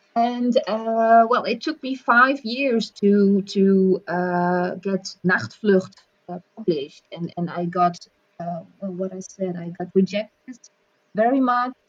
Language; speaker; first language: English; non-native, fluent; Dutch